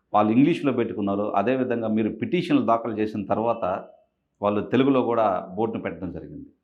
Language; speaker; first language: Telugu; native; Telugu